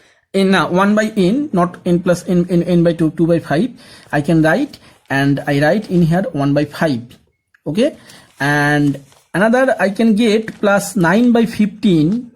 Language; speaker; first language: English; non-native, local second language; Bangla